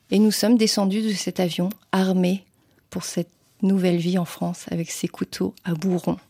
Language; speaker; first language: French; early bilingual, other home language; Vietnamese